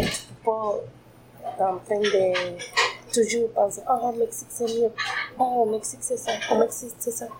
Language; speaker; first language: French; non-native, fluent; Spanish